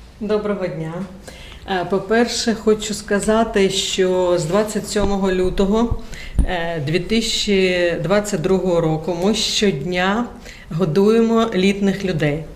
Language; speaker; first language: Ukrainian; non-native, local second language; Russian